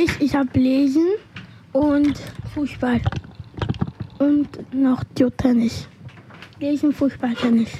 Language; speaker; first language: German; early bilingual, other home language; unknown